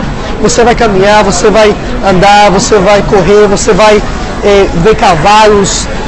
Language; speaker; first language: Portuguese; non-native, fluent; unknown